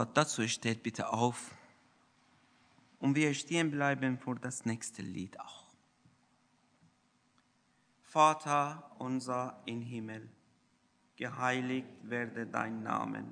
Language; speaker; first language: German; non-native, fluent; Persian